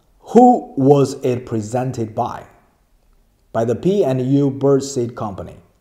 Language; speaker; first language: English; non-native, fluent; Chinese